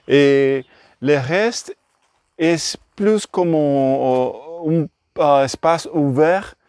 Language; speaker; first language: French; non-native, learner; English